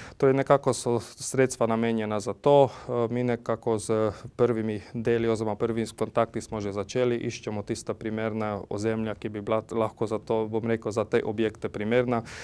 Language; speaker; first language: Slovenian; non-native, local second language; Hungarian